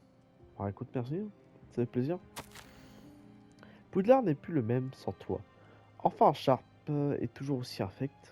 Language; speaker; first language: French; native; French